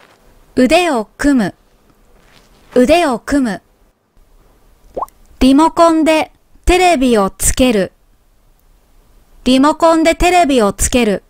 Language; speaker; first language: Japanese; native; Japanese